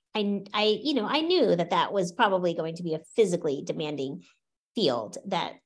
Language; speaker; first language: English; native; English